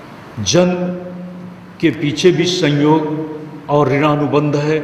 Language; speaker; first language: Hindi; native; Hindi